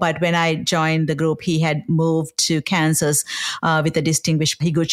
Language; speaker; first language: English; non-native, local second language; Sinhala